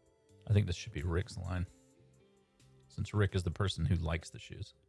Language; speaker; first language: English; native; English